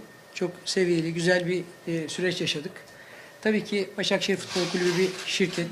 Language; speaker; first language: Turkish; native; Turkish